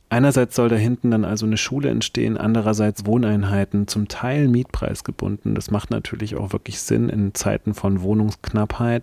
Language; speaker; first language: German; native; German